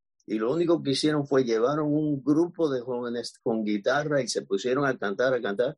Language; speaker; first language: Spanish; native; Spanish